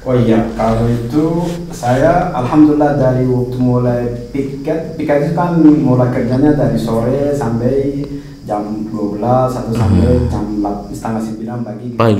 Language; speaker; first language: Indonesian; non-native, fluent; Arabic